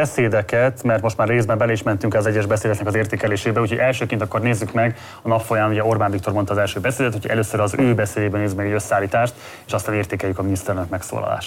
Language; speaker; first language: Hungarian; native; Hungarian